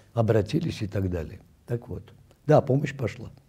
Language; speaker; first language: Russian; non-native, local second language; Armenian